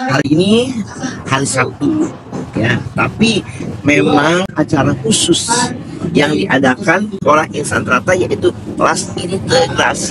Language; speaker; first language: Indonesian; native; Indonesian